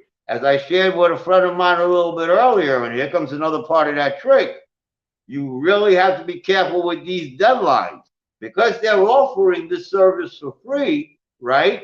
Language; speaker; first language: English; native; English